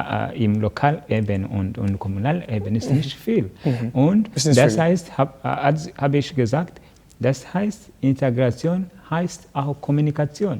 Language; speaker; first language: German; non-native, learner; Kinyarwanda